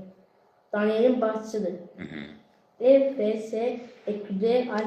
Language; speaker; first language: French; non-native, learner; Azerbaijani